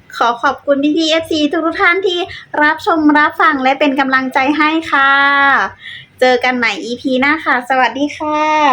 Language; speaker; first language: Thai; native; Thai